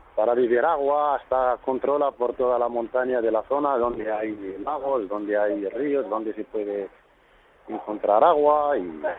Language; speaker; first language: Spanish; non-native, fluent; Arabic